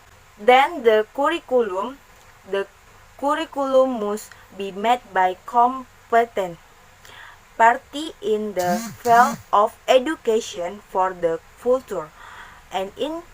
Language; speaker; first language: English; non-native, learner; Indonesian